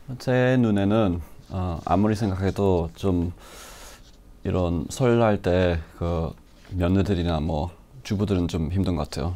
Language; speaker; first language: Korean; non-native, fluent; English